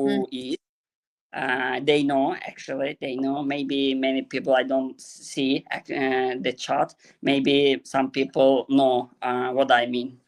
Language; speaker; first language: English; non-native, learner; Azerbaijani